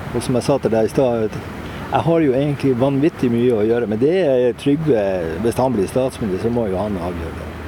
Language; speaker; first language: Norwegian; native; Norwegian